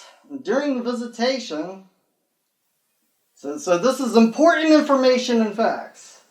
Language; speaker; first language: English; native; English